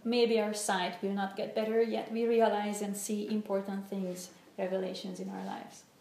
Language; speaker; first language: English; non-native, fluent; Hungarian